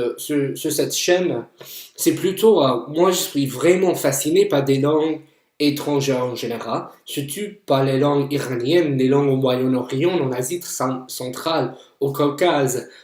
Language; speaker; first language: French; non-native, fluent; English